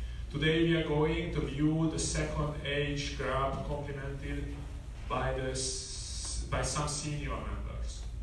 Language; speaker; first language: English; non-native, learner; Hungarian